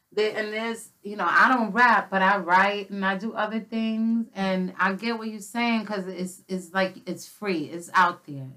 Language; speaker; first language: English; native; English